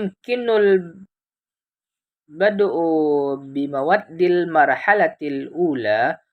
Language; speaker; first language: Arabic; non-native, fluent; Indonesian